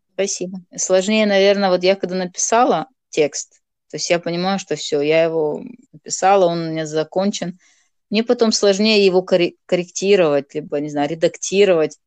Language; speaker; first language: Russian; non-native, local second language; Gagauz